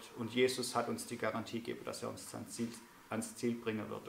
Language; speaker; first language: German; native; German